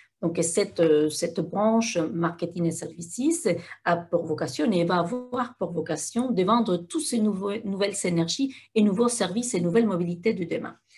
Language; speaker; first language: French; non-native, fluent; Spanish